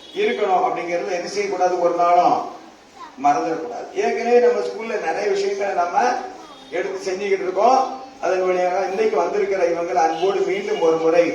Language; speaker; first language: Tamil; native; Tamil